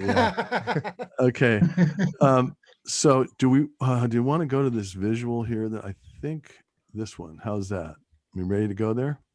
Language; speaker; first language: English; native; English